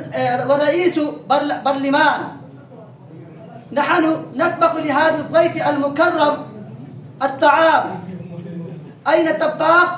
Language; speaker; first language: Arabic; non-native, learner; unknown